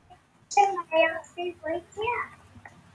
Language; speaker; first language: Chinese; native; Chinese